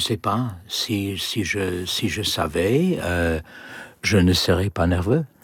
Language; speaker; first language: French; non-native, learner; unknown